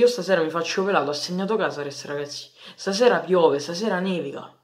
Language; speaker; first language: Italian; native; Italian